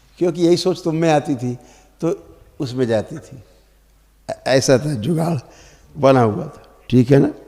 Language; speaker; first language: Hindi; native; Hindi